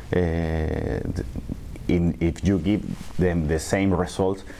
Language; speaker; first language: English; non-native, learner; Spanish